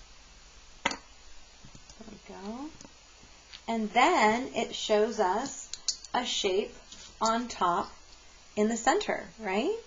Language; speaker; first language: English; native; English